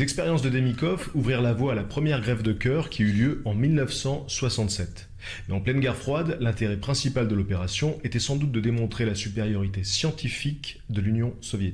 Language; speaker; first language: French; native; French